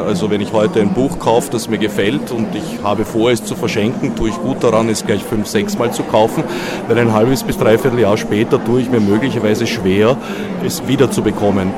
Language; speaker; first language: German; native; German